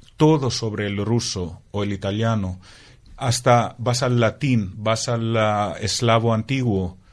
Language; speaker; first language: Spanish; non-native, fluent; Greek